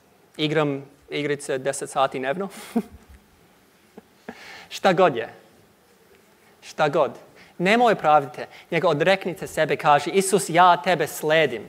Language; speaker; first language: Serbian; non-native, learner; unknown